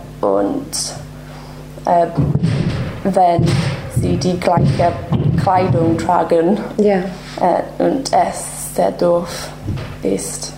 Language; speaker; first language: German; non-native, learner; English